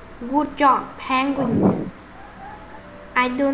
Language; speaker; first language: English; non-native, learner; Vietnamese